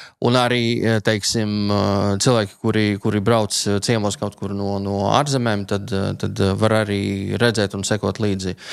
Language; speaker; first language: Latvian; non-native, local second language; Russian